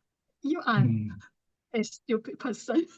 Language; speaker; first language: English; non-native, learner; Thai